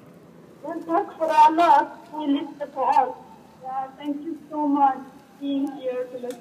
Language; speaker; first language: Swedish; non-native, learner; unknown